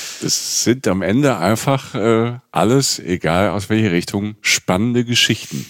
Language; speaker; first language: German; native; German